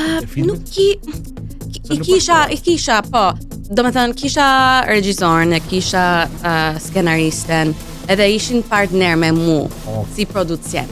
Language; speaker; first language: Albanian; early bilingual, heritage; Albanian